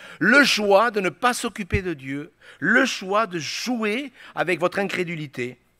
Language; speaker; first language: French; native; French